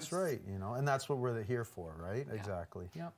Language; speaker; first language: English; native; English